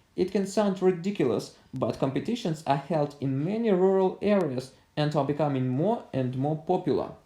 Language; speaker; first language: English; non-native, fluent; Russian